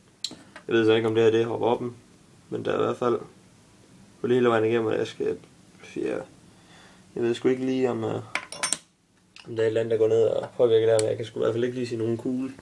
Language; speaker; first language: Danish; native; Danish